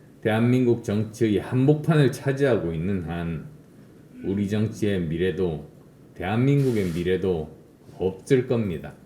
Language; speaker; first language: Korean; native; Korean